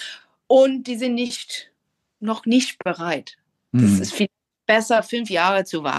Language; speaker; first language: German; non-native, fluent; English